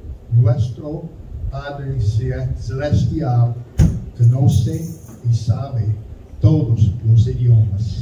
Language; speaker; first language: Spanish; non-native, learner; German